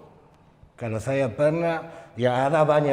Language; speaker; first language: Indonesian; non-native, learner; Spanish